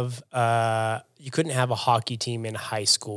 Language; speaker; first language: English; native; English